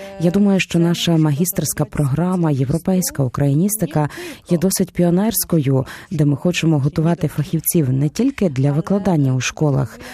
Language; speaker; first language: Ukrainian; non-native, fluent; Polish